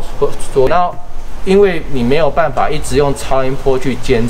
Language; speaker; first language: Chinese; native; Chinese